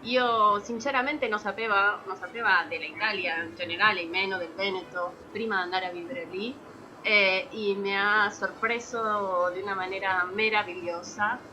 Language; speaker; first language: Italian; non-native, learner; Spanish